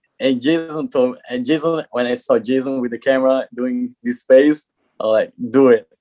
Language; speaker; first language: English; non-native, learner; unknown